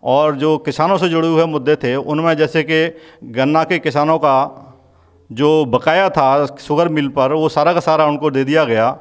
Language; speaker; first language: Hindi; native; Hindi